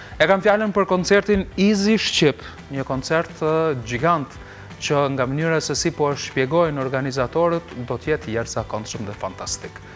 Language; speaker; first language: Albanian; native; Albanian